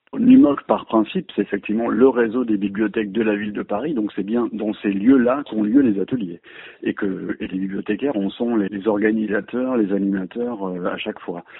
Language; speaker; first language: French; native; French